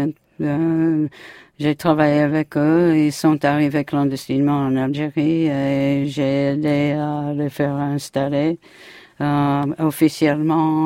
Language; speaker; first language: French; non-native, fluent; English